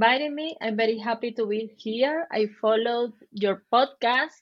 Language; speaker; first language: English; non-native, learner; Spanish